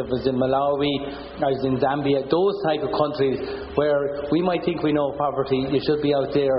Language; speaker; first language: English; native; English